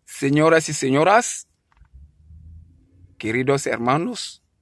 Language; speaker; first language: Spanish; non-native, learner; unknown